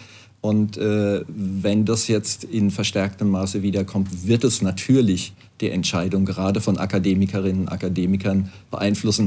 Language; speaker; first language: German; native; German